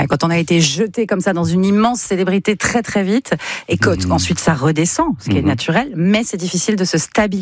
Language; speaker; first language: French; native; French